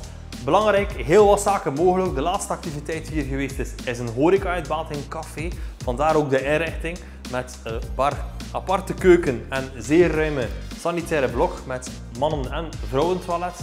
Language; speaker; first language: Dutch; native; Dutch